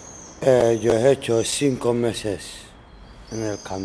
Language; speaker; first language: Spanish; non-native, learner; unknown